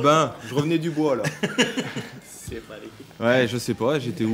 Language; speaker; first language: French; native; French